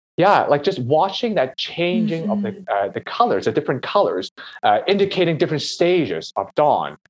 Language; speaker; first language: English; non-native, local second language; Cantonese